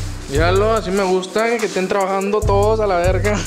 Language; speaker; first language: Spanish; early bilingual, heritage; Spanish